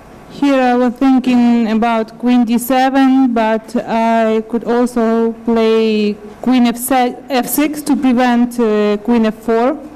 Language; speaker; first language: English; non-native, fluent; Ukrainian